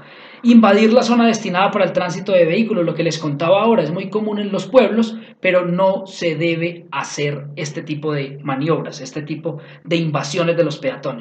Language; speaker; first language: Spanish; native; Spanish